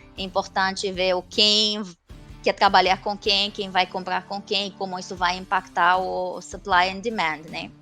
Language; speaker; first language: Portuguese; non-native, fluent; Romanian